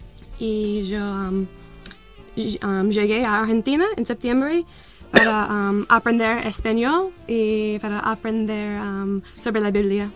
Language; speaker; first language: Spanish; non-native, learner; English